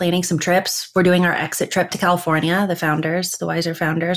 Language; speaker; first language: English; native; English